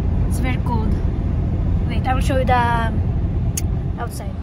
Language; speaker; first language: English; non-native, local second language; Filipino